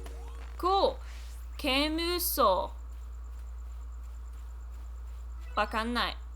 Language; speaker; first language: Japanese; non-native, learner; English